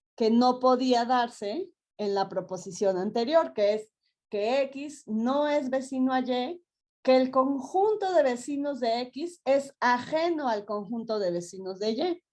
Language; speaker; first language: Spanish; native; Spanish